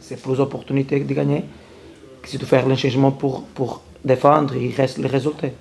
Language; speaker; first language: French; non-native, learner; Portuguese